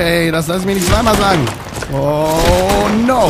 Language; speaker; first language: German; native; German